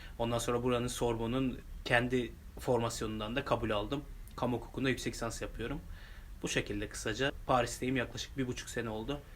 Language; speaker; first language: Turkish; native; Turkish